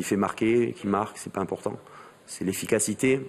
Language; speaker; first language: French; native; French